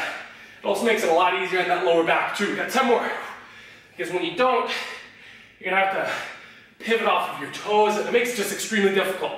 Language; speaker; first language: English; native; English